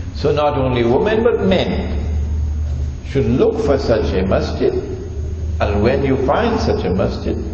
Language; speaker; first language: English; native; English